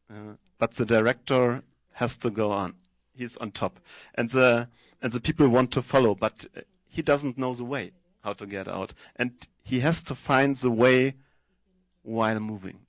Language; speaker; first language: English; non-native, fluent; German